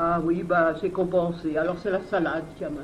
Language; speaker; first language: French; native; French